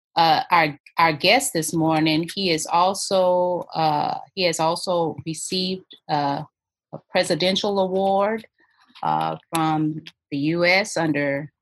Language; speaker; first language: English; native; English